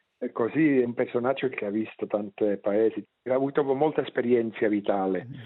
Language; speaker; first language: Italian; non-native, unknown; Swiss German